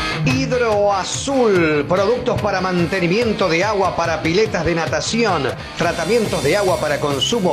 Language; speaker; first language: Spanish; native; Spanish